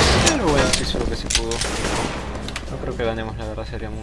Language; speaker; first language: Spanish; native; Spanish